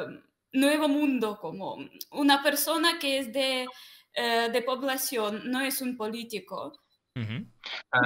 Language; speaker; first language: Spanish; non-native, fluent; Russian